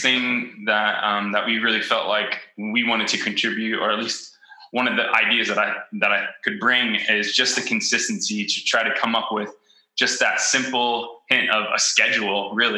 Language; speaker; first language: English; native; English